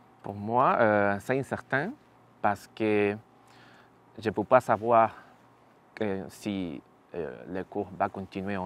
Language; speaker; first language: French; non-native, learner; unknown